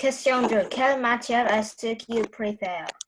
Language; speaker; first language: French; non-native, learner; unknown